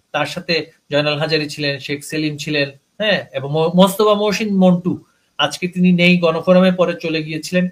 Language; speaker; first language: Bangla; native; Bangla